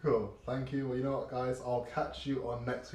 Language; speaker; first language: English; native; English